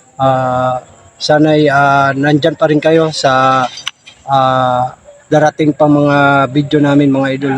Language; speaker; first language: Filipino; non-native, local second language; Cebuano